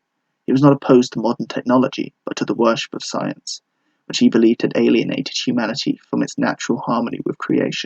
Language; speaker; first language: English; native; English